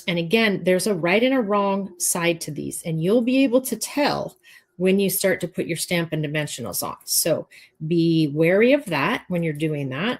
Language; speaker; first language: English; native; English